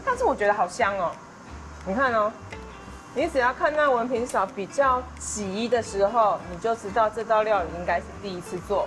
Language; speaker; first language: Chinese; native; Chinese